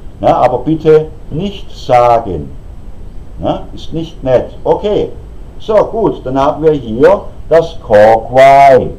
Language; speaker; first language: German; native; German